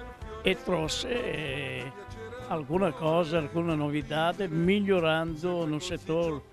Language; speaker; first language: Portuguese; non-native, fluent; Italian